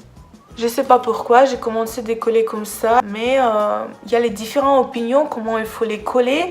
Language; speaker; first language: French; non-native, fluent; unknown